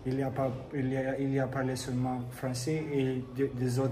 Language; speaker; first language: French; non-native, learner; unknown